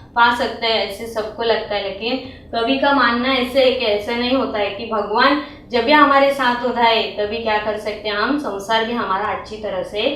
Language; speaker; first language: Hindi; non-native, local second language; Marathi